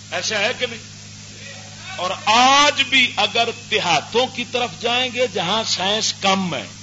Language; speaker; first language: Urdu; non-native, local second language; Punjabi